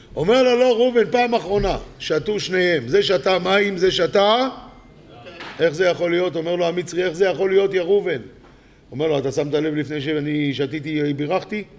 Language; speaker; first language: Hebrew; native; Hebrew